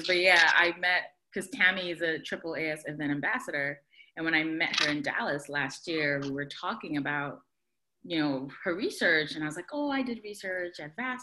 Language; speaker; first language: English; non-native, local second language; Akan